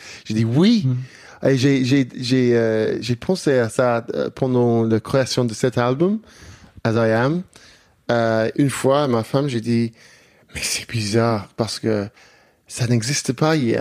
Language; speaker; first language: French; non-native, fluent; English